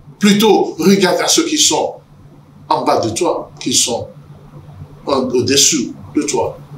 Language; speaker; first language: French; non-native, local second language; Yoruba